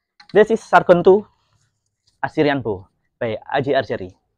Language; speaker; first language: English; non-native, learner; Indonesian